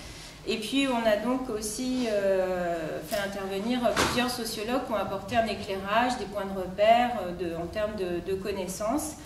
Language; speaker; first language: French; native; French